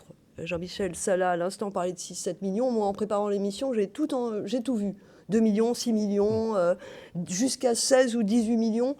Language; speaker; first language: French; native; French